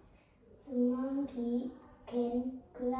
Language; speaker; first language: English; non-native, learner; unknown